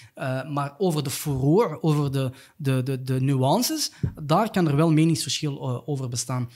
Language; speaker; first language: Dutch; early bilingual, other home language; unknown